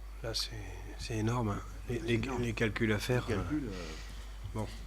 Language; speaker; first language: French; native; French